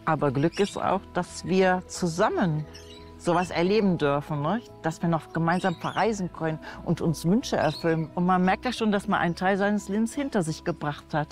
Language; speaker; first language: German; native; German